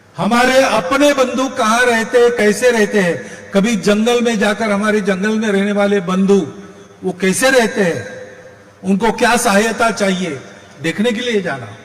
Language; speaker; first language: Hindi; non-native, local second language; Marathi